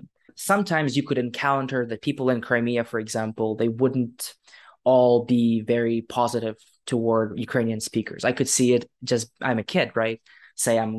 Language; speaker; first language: English; non-native, fluent; Ukrainian